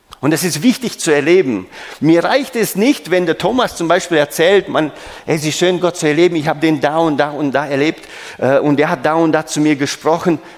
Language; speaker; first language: German; non-native, fluent; Romanian